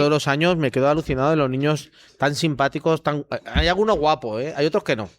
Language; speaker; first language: Spanish; native; Spanish